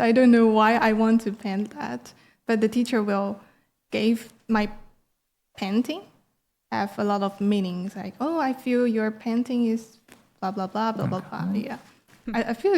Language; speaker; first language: English; non-native, learner; Chinese